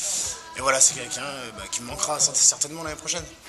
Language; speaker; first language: French; native; French